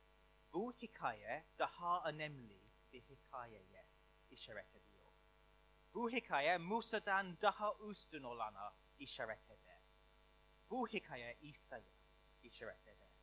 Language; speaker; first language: Turkish; non-native, learner; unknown